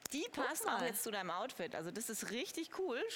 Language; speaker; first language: German; native; German